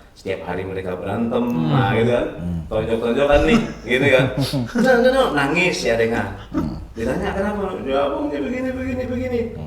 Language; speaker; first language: Indonesian; native; Indonesian